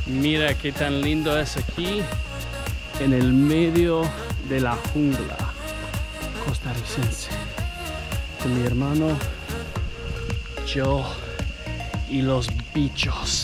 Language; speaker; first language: Spanish; early bilingual, heritage; Spanish